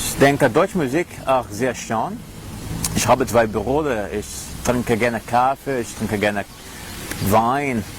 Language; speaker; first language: German; non-native, learner; Portuguese